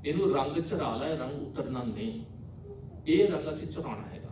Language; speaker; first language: Punjabi; early bilingual, heritage; Punjabi